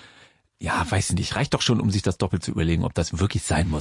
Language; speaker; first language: German; native; German